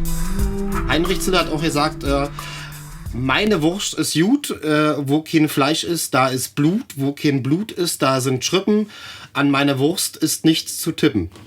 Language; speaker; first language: German; native; German